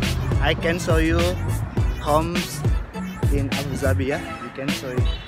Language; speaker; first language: English; non-native, learner; Indonesian